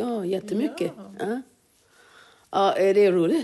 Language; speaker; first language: Swedish; non-native, fluent; English